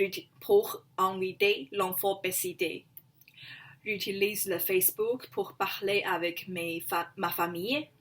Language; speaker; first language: French; non-native, learner; Chinese